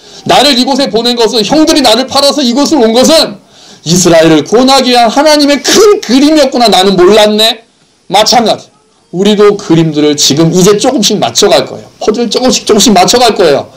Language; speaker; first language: Korean; native; Korean